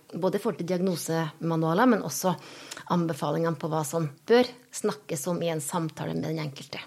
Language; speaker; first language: Norwegian; native; Norwegian